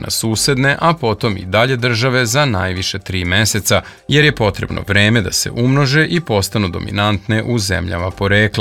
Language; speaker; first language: Serbian; native; Serbian